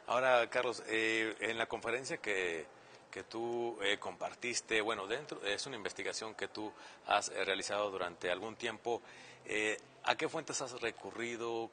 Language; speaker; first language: Spanish; native; Spanish